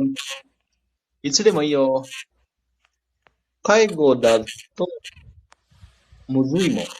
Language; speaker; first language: Japanese; non-native, fluent; Indonesian